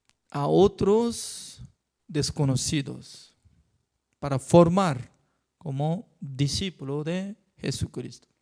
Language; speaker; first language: Spanish; non-native, fluent; Korean